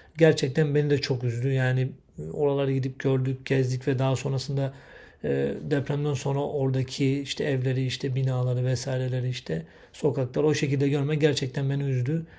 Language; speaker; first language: Turkish; native; Turkish